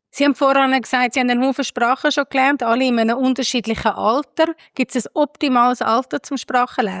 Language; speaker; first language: German; native; German